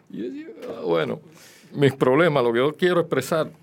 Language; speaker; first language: Spanish; native; Spanish